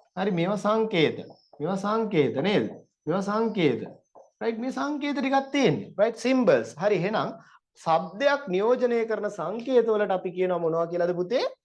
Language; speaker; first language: Sinhala; native; Sinhala